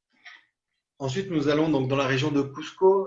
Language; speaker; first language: French; native; French